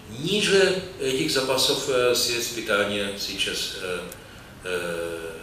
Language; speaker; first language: Russian; non-native, fluent; Czech